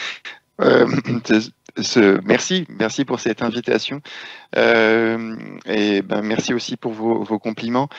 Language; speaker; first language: French; native; French